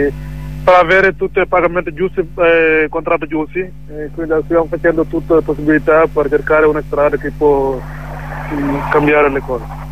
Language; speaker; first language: Italian; non-native, learner; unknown